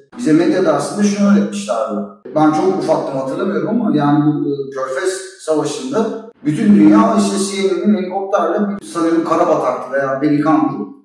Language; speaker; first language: Turkish; native; Turkish